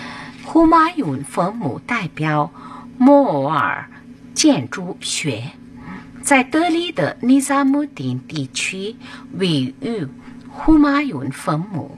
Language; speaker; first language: Chinese; non-native, fluent; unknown